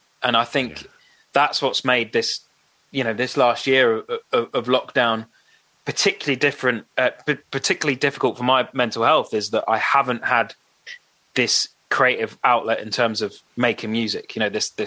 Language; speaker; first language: English; native; English